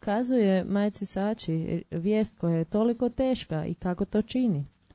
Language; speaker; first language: Croatian; native; Croatian